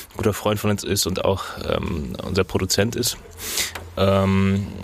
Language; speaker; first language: German; non-native, fluent; French